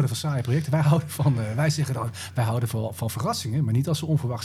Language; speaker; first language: Dutch; native; Dutch